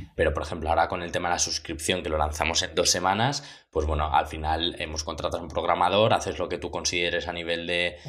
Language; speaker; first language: Spanish; native; Spanish